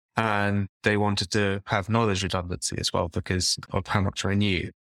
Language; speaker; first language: English; native; English